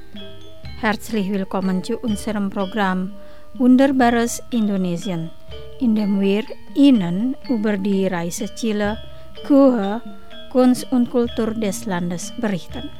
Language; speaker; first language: German; non-native, fluent; Indonesian